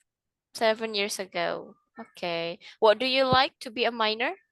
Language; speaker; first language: English; non-native, fluent; Indonesian